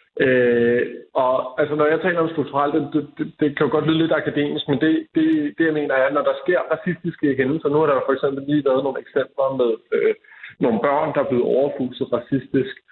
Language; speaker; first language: Danish; native; Danish